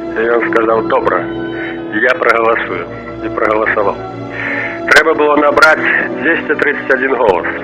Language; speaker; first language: Belarusian; native; Belarusian